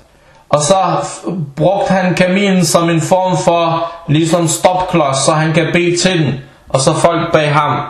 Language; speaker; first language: Danish; non-native, fluent; Arabic